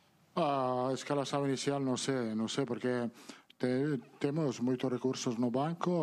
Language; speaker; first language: Portuguese; non-native, fluent; Italian